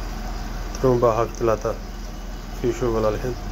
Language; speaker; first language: Arabic; non-native, learner; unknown